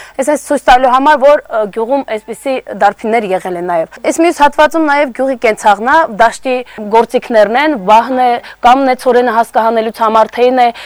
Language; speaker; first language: Armenian; native; Armenian